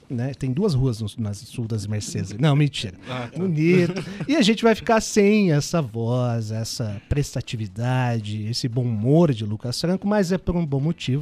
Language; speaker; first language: Portuguese; native; Portuguese